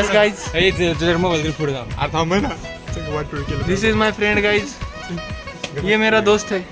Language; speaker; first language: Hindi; non-native, local second language; Marathi